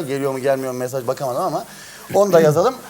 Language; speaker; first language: Turkish; native; Turkish